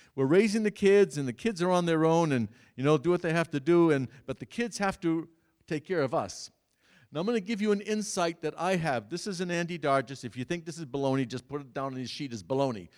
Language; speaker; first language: English; native; English